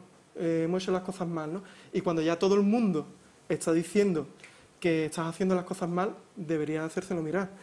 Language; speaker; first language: Spanish; native; Spanish